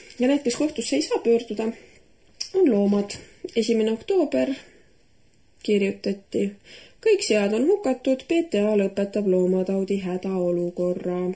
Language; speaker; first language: Estonian; native; Estonian